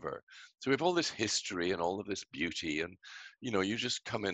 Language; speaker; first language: English; native; English